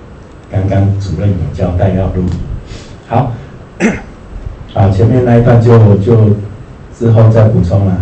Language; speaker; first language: Chinese; native; Chinese